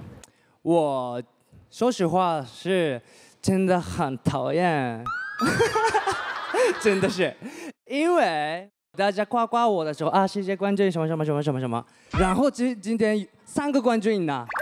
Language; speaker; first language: Chinese; non-native, fluent; Japanese